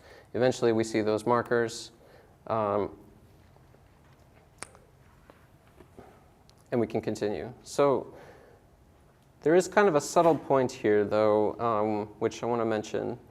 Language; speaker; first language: English; native; English